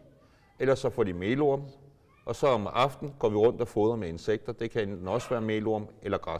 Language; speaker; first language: Danish; native; Danish